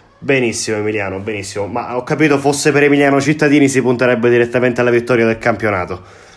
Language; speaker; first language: Italian; native; Italian